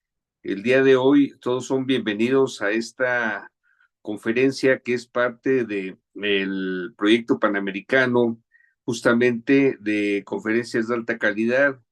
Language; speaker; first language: Spanish; native; Spanish